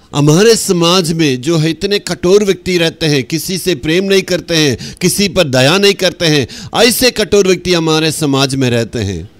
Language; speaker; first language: Hindi; non-native, local second language; Tamil